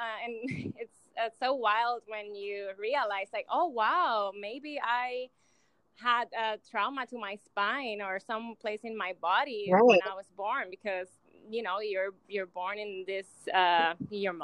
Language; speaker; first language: English; non-native, fluent; Spanish